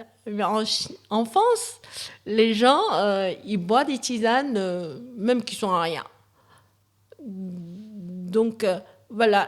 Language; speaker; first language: French; non-native, fluent; Chinese